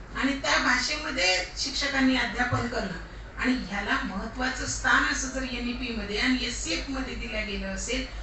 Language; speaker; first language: Marathi; non-native, local second language; Lambadi